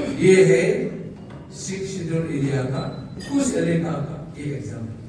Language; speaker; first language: Hindi; non-native, local second language; Bodo